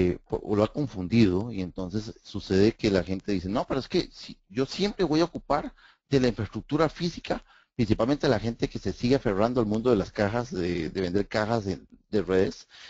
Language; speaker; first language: Spanish; native; Spanish